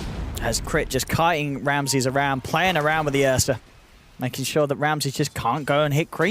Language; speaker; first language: English; native; English